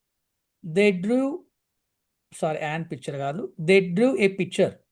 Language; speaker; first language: English; non-native, local second language; Telugu